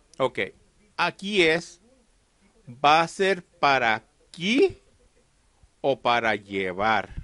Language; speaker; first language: Spanish; early bilingual, heritage; Spanish